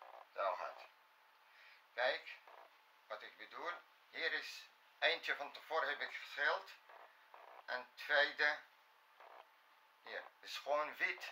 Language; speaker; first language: Dutch; non-native, fluent; Arabic